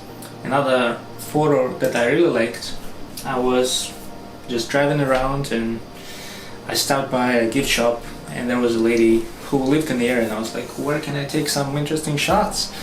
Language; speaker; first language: English; non-native, fluent; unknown